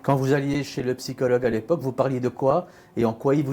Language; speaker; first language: French; native; French